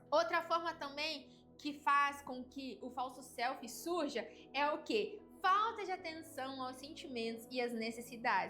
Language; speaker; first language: Portuguese; native; Portuguese